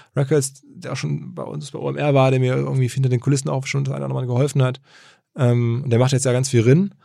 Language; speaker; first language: German; native; German